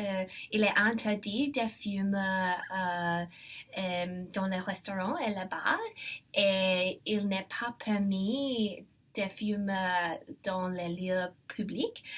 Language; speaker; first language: French; non-native, learner; English